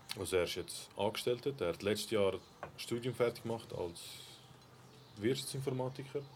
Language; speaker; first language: German; early bilingual, other home language; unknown